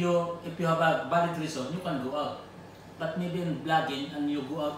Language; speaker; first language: English; non-native, learner; Filipino